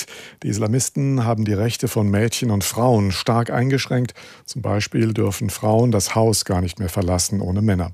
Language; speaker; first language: German; native; German